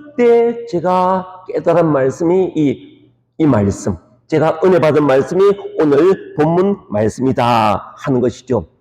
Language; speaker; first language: Korean; native; Korean